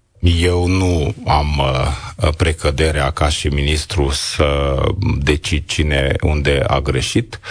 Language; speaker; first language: Romanian; non-native, local second language; Hungarian